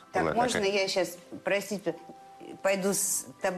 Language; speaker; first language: Russian; native; Russian